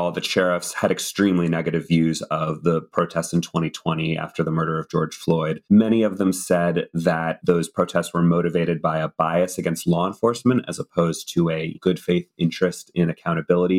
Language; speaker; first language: English; native; English